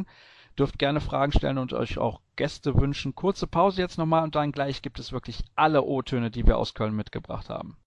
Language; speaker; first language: German; native; German